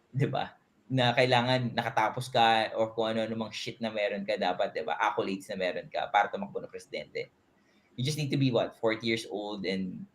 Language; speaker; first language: Filipino; native; Filipino